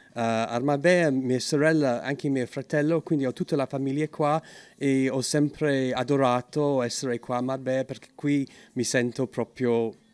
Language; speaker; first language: Italian; non-native, fluent; English